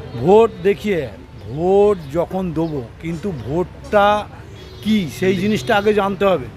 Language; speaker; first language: Hindi; non-native, local second language; Bangla